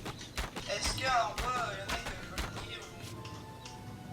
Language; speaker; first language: French; native; French